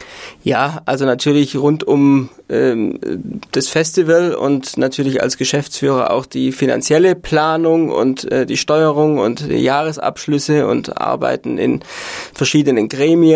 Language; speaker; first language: German; native; German